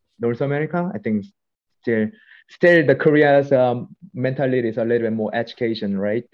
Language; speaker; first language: English; non-native, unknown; Korean